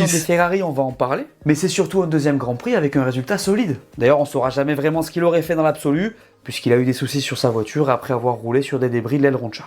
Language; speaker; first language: French; native; French